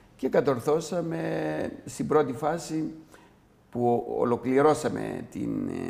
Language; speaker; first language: Greek; non-native, local second language; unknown